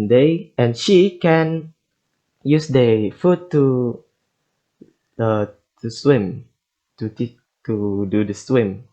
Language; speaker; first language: English; non-native, learner; Indonesian